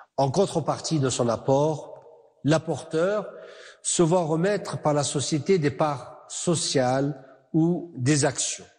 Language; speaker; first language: French; non-native, local second language; Arabic